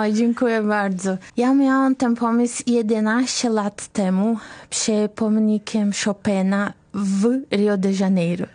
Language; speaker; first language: Polish; non-native, fluent; Portuguese